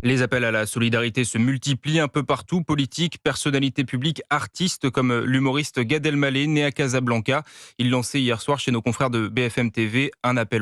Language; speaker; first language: French; native; French